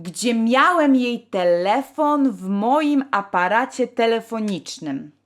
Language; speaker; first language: Polish; native; Polish